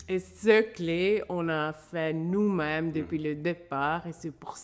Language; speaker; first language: French; non-native, fluent; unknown